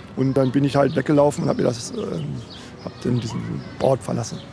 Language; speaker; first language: German; native; German